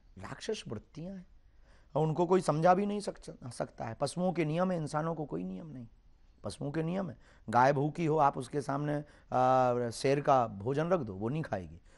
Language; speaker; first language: Hindi; native; Hindi